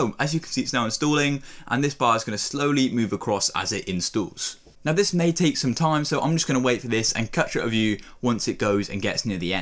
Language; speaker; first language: English; native; English